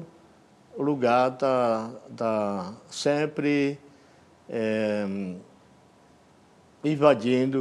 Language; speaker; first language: Portuguese; non-native, local second language; Yanomámi